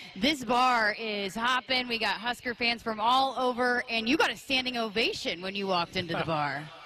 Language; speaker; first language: English; native; English